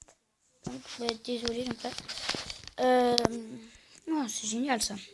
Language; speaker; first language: French; native; French